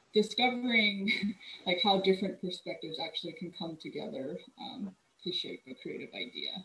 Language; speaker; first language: English; native; English